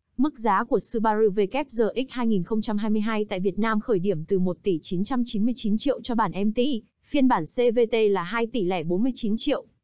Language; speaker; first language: Vietnamese; native; Vietnamese